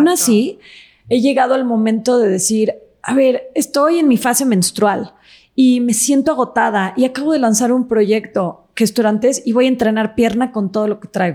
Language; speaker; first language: Spanish; native; Spanish